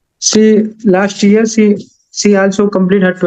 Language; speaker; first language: English; non-native, learner; Haryanvi